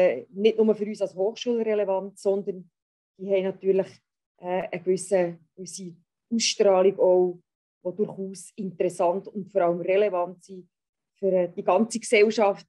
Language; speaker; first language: German; native; German